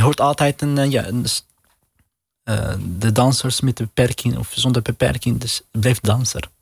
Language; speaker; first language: Dutch; non-native, learner; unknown